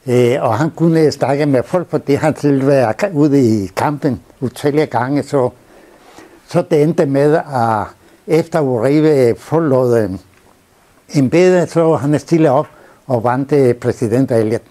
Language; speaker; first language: Danish; non-native, fluent; Spanish